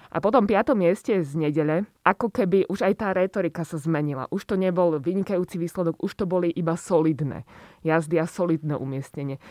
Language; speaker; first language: Slovak; native; Slovak